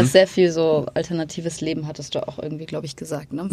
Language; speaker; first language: German; native; German